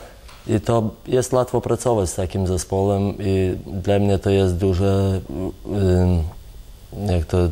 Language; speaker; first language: Polish; non-native, fluent; Lithuanian